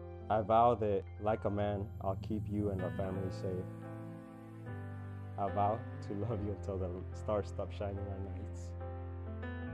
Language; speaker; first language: English; early bilingual, other home language; Spanish